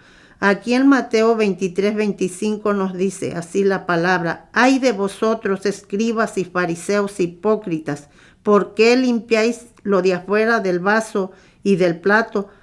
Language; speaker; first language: Spanish; native; Spanish